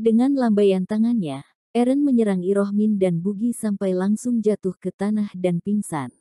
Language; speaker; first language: Indonesian; native; Indonesian